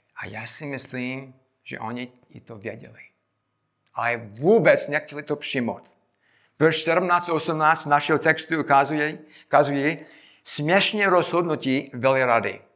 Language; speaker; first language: Czech; non-native, fluent; English